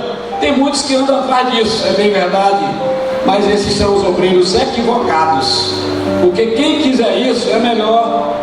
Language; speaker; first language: Portuguese; native; Portuguese